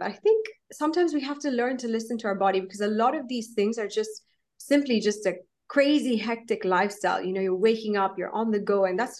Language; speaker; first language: English; non-native, local second language; Gujarati